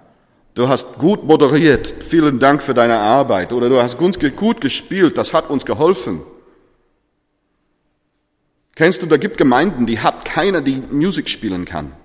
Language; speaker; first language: German; non-native, fluent; English